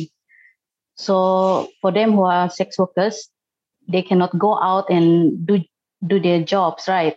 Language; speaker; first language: English; non-native, local second language; Malay